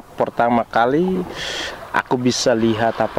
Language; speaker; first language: Indonesian; non-native, local second language; Tetum